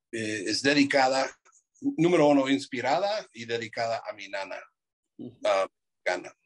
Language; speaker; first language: Spanish; non-native, fluent; English